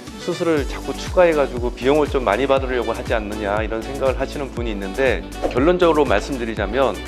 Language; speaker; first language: Korean; native; Korean